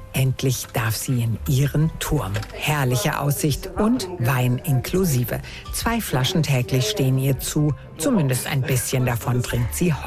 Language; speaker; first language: German; native; German